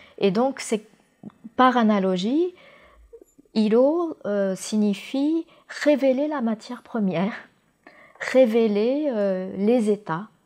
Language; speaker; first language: French; non-native, fluent; Japanese